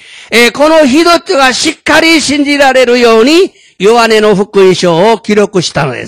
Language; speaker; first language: Japanese; non-native, fluent; Korean